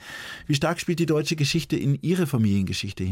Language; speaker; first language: German; native; German